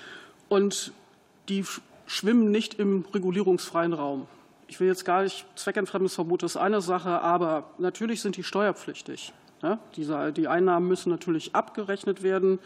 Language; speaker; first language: German; native; German